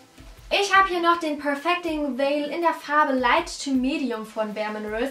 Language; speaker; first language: German; native; German